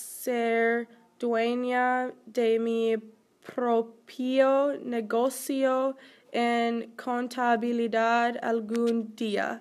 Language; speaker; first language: Spanish; non-native, learner; English